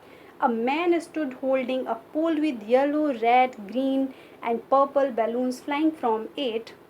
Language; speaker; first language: Hindi; native; Hindi